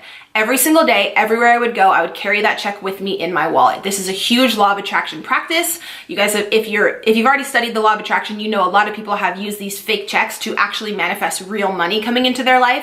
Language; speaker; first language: English; native; English